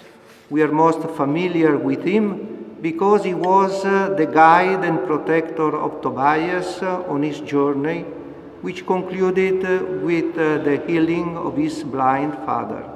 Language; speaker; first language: English; non-native, fluent; Italian